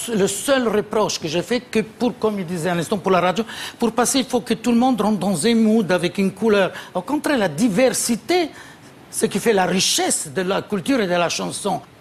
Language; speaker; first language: French; non-native, fluent; Italian